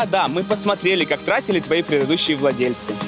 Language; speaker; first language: Russian; native; Russian